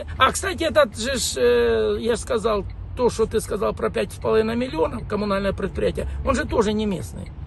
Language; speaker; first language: Russian; native; Russian